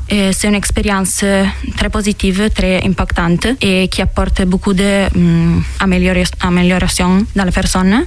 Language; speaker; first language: French; non-native, fluent; Italian